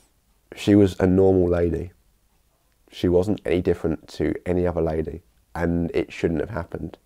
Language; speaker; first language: English; native; English